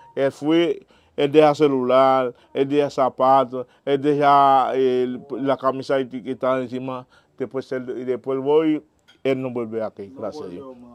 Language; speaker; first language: Spanish; non-native, fluent; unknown